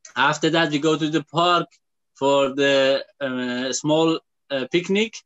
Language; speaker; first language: English; non-native, learner; Persian